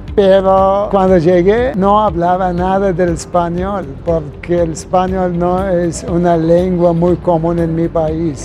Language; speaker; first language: Spanish; non-native, fluent; Arabic